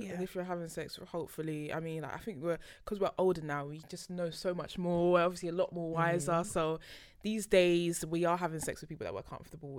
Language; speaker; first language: English; native; English